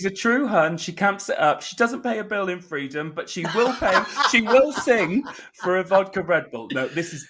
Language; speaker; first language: English; native; English